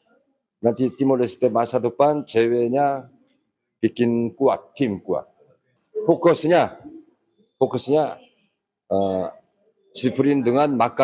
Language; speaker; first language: Indonesian; non-native, learner; Korean